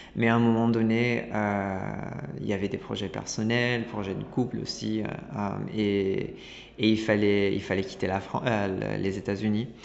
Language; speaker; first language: French; non-native, fluent; Italian